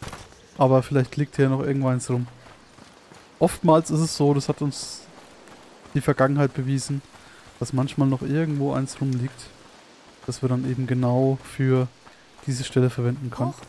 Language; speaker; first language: German; native; German